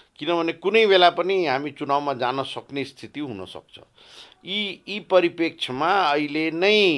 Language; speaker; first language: Nepali; non-native, local second language; Bhojpuri